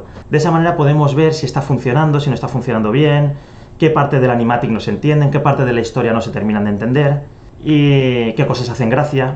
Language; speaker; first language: Spanish; native; Spanish